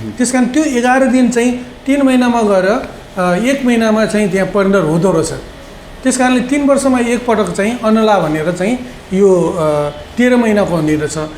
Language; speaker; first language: Nepali; non-native, local second language; Newari